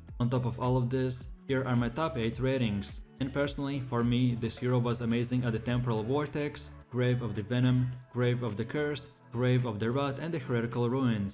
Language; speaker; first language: English; non-native, fluent; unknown